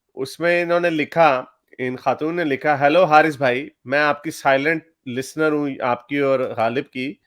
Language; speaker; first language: Urdu; native; Urdu